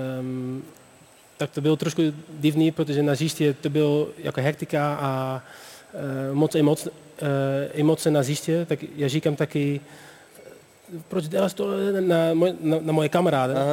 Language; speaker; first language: Czech; non-native, learner; Dutch